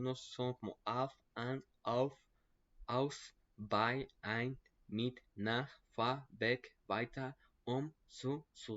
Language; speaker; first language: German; non-native, learner; Spanish